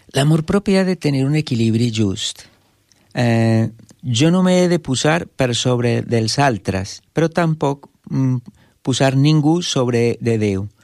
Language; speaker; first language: Catalan; non-native, fluent; Spanish